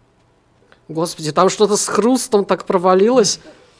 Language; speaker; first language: Russian; native; Russian